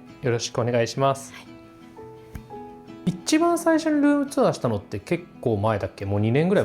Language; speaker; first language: Japanese; native; Japanese